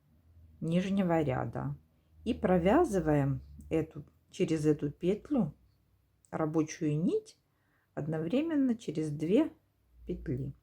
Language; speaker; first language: Russian; native; Russian